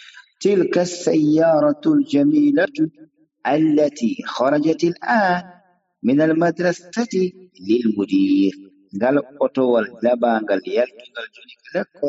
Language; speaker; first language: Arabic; non-native, fluent; Fula